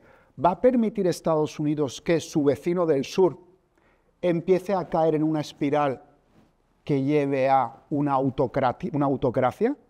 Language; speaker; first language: Spanish; native; Spanish